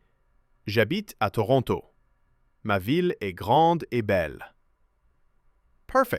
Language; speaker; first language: French; non-native, fluent; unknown